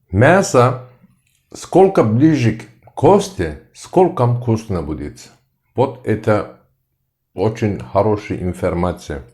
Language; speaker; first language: Russian; non-native, learner; Turkish